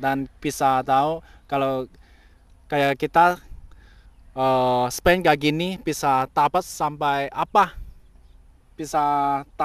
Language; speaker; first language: Indonesian; non-native, learner; Chinese